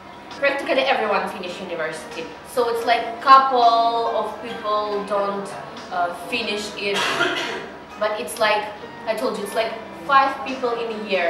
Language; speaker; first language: English; non-native, learner; Russian